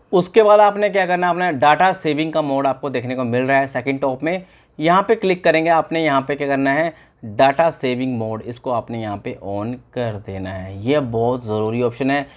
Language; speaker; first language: Hindi; native; Hindi